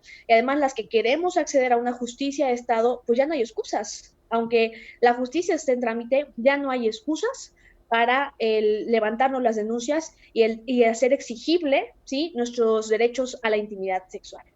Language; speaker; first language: Spanish; native; Spanish